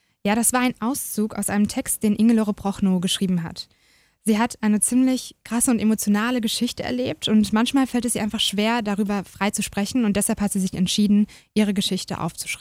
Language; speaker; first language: German; native; German